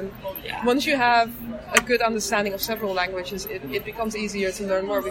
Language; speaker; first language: English; non-native, fluent; Dutch